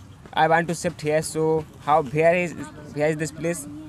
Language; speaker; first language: English; non-native, learner; Hindi